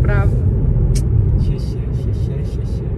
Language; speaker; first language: Chinese; non-native, learner; Italian